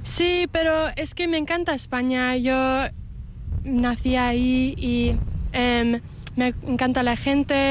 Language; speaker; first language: Spanish; early bilingual, heritage; English